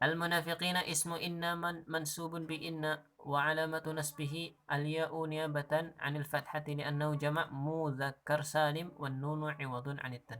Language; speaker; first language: Arabic; non-native, fluent; Indonesian